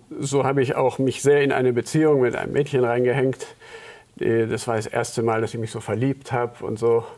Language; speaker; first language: German; early bilingual, heritage; German